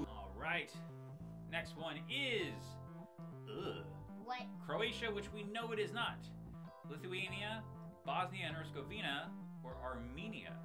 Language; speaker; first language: English; native; English